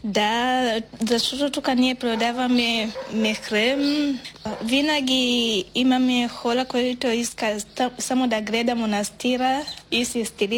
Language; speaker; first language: Bulgarian; non-native, learner; Swahili